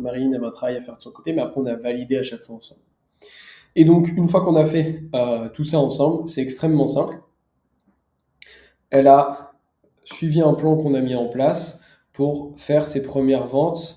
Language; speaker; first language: French; native; French